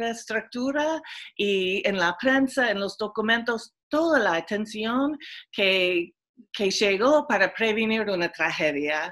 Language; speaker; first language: Spanish; non-native, fluent; English